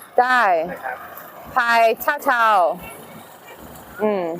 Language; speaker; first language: Thai; non-native, learner; English